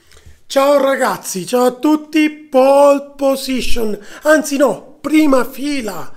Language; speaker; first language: Italian; native; Italian